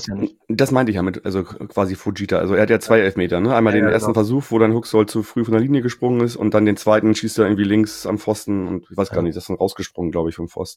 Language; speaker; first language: German; native; German